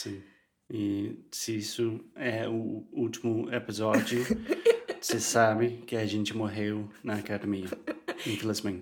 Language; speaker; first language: Portuguese; non-native, fluent; English